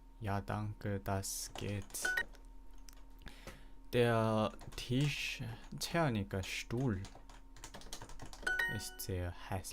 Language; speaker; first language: German; non-native, learner; Korean